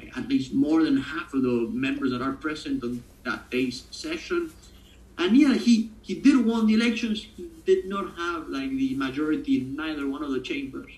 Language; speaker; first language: English; non-native, fluent; Italian